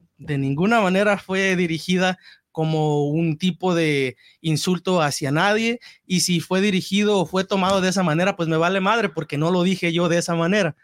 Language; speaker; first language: Spanish; early bilingual, heritage; Spanish